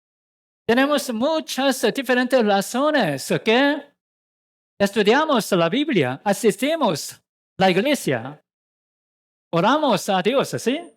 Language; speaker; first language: Spanish; non-native, learner; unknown